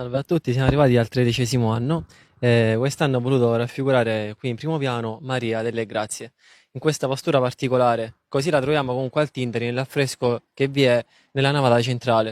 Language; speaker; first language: Italian; native; Italian